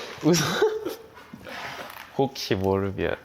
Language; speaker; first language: Korean; early bilingual, other home language; English